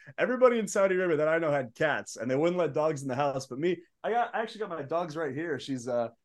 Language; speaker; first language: English; early bilingual, other home language; Arabic